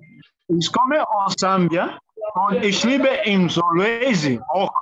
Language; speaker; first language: German; non-native, learner; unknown